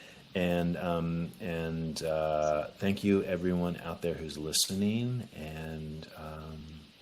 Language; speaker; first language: English; native; English